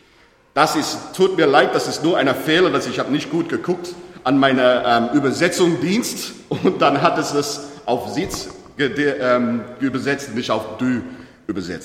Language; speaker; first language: German; non-native, learner; English